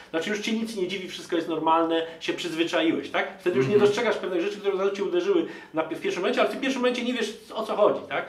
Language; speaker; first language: Polish; native; Polish